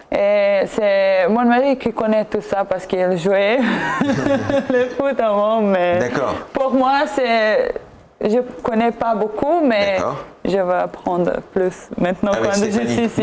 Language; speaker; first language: French; non-native, learner; Serbian